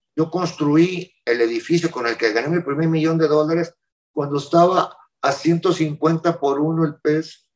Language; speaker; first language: Spanish; native; Spanish